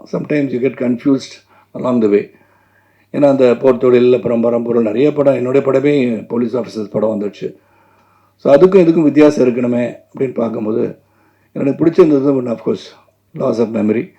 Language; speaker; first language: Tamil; native; Tamil